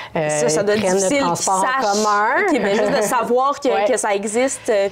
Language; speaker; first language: French; native; French